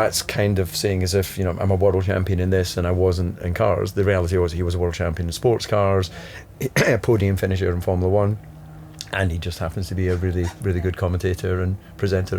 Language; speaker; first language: English; native; English